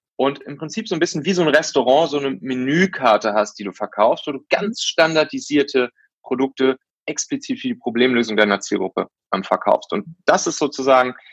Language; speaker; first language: German; native; German